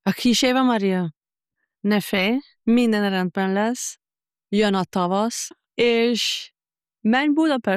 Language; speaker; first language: Hungarian; non-native, fluent; German